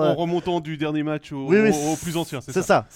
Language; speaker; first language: French; native; French